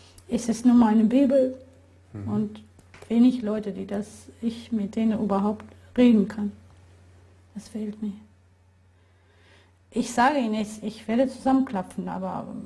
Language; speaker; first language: German; non-native, fluent; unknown